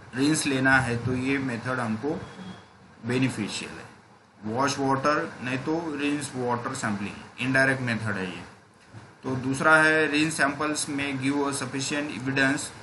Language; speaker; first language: Hindi; non-native, local second language; Marathi